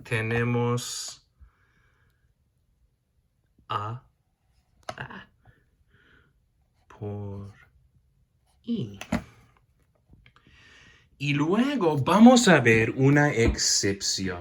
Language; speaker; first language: Spanish; non-native, fluent; English